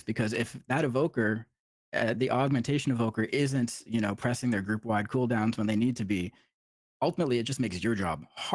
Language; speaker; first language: English; native; English